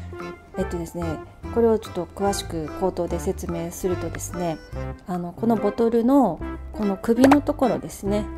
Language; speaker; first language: Japanese; native; Japanese